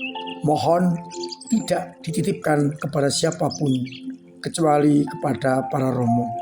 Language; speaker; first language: Indonesian; non-native, local second language; Javanese